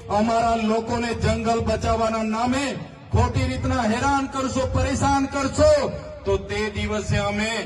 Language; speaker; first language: Gujarati; non-native, local second language; Vasavi